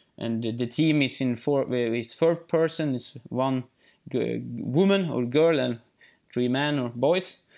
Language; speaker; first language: English; non-native, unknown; Swedish